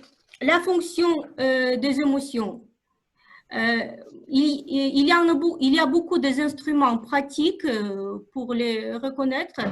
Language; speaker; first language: French; non-native, fluent; Russian